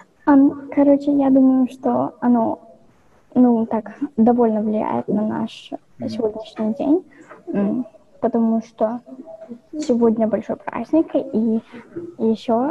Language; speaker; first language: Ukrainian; non-native, local second language; Russian